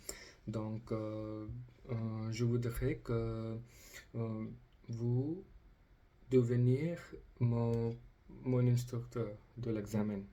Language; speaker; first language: French; non-native, learner; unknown